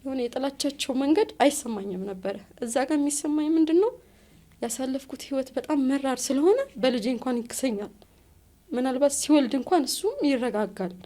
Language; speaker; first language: Amharic; native; Amharic